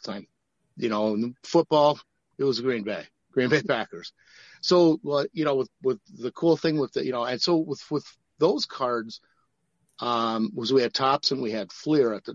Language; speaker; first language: English; native; English